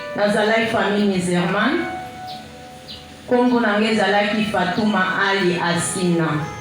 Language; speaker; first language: Lingala; native; Lingala